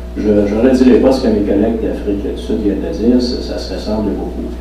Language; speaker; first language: French; native; French